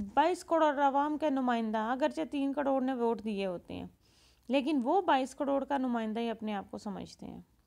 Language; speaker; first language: Urdu; non-native, local second language; Punjabi